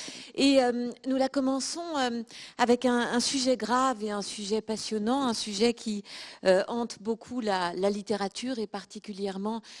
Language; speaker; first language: French; native; French